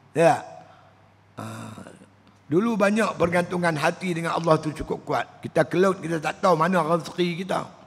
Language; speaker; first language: Malay; native; Malay